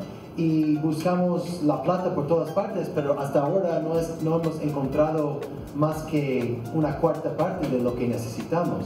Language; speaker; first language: Spanish; non-native, fluent; English